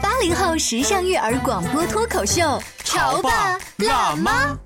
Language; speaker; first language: Chinese; native; Chinese